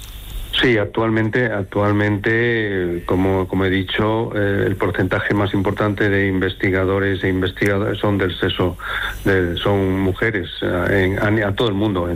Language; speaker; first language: Spanish; native; Spanish